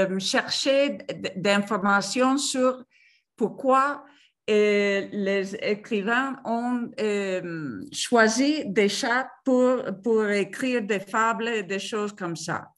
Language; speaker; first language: French; non-native, fluent; Spanish